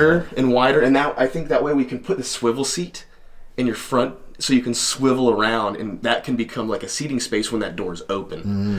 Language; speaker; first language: English; native; English